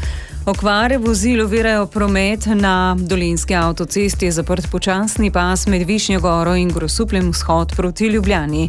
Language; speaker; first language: Slovenian; native; Slovenian